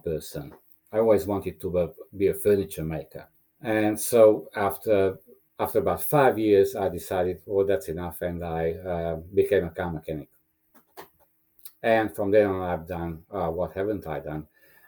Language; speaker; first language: English; non-native, fluent; Romanian